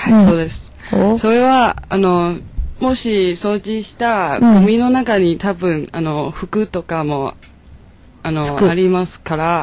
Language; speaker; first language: Japanese; non-native, learner; Chinese